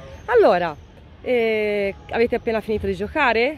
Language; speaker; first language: Italian; native; Italian